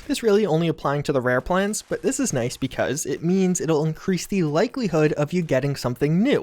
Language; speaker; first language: English; native; English